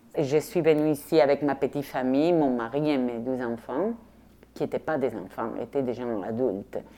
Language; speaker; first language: French; non-native, fluent; Spanish